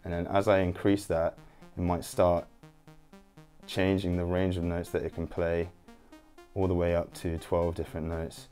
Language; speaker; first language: English; native; English